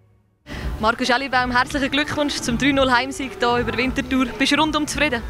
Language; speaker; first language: German; native; German